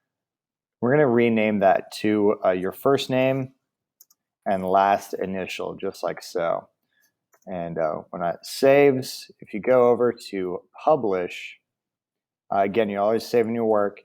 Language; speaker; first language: English; native; English